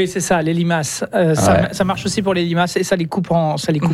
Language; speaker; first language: French; native; French